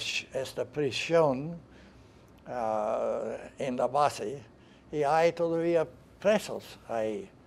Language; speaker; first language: Spanish; non-native, fluent; English